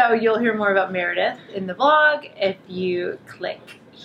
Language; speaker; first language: English; native; English